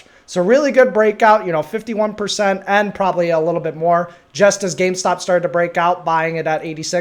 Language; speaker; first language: English; native; English